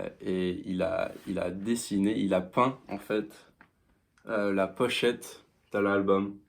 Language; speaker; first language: French; non-native, fluent; English